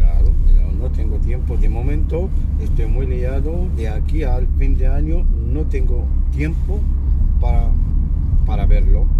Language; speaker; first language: Spanish; non-native, fluent; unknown